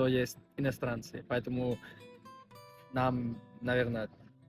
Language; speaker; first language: Russian; non-native, learner; Spanish